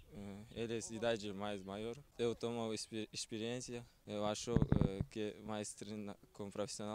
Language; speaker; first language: Portuguese; non-native, learner; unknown